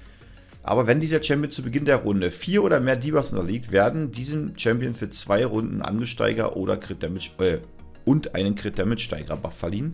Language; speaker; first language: German; native; German